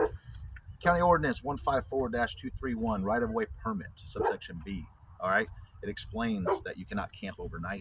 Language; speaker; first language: English; native; English